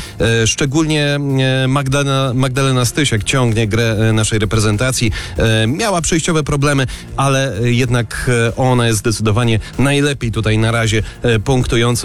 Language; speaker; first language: Polish; native; Polish